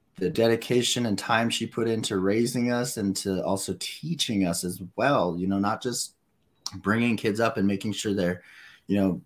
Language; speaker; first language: English; native; English